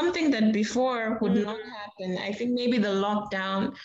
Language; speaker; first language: English; non-native, fluent; Portuguese